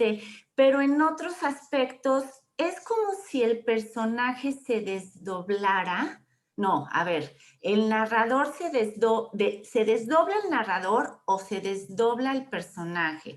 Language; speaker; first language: Spanish; native; Spanish